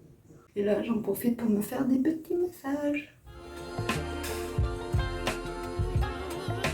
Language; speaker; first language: French; native; French